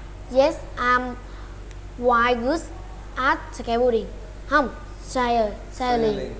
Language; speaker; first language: English; non-native, learner; Vietnamese